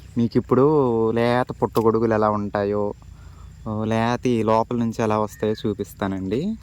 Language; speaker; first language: Telugu; native; Telugu